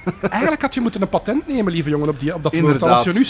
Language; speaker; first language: Dutch; native; Dutch